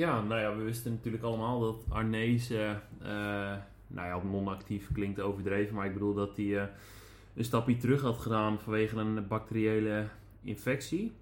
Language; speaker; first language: Dutch; native; Dutch